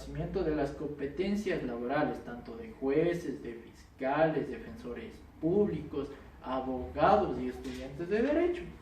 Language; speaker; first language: Spanish; native; Spanish